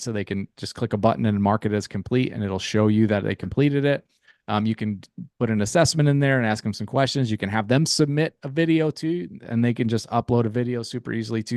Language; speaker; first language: English; native; English